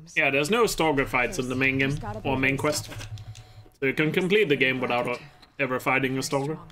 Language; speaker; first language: English; non-native, fluent; Danish